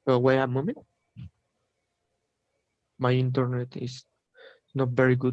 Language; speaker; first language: English; non-native, learner; Spanish